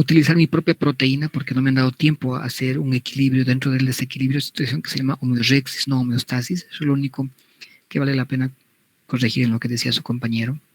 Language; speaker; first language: Spanish; native; Spanish